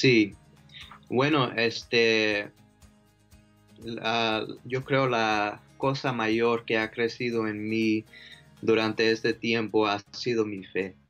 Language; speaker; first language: Spanish; early bilingual, heritage; Spanish